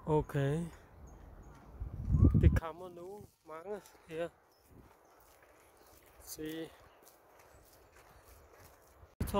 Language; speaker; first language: Danish; non-native, learner; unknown